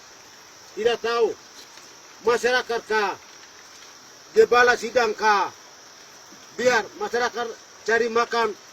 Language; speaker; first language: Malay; non-native, local second language; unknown